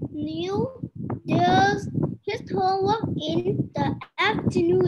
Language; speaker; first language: English; non-native, learner; Vietnamese